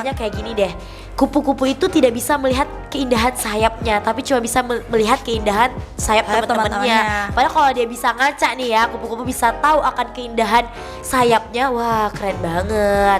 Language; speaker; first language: Indonesian; native; Indonesian